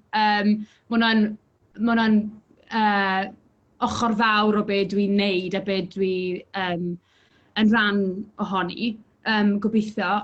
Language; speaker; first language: Welsh; native; Welsh